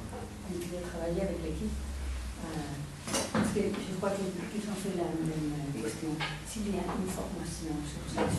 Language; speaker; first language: French; non-native, fluent; Spanish